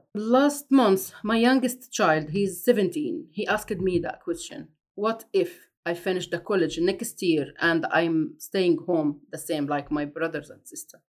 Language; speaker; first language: English; non-native, fluent; Arabic